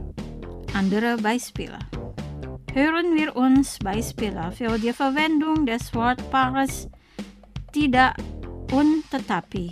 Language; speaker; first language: German; non-native, fluent; Indonesian